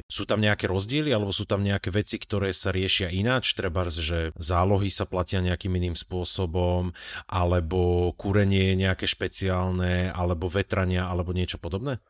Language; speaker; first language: Slovak; native; Slovak